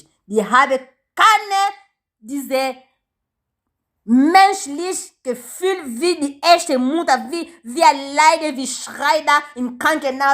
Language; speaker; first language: German; non-native, learner; Lingala